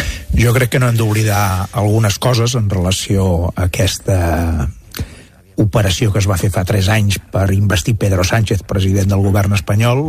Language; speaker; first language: Catalan; native; Catalan